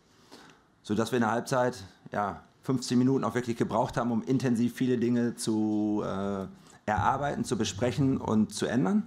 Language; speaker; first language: German; native; German